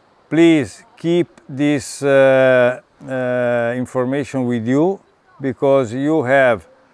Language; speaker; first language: English; non-native, fluent; Italian